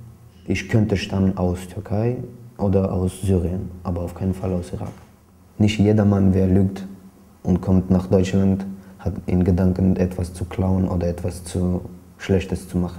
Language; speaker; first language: German; non-native, fluent; Georgian